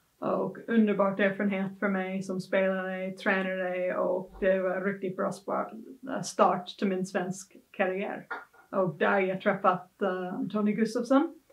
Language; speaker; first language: Swedish; non-native, fluent; English